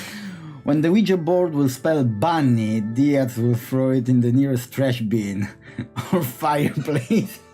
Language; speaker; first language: English; non-native, fluent; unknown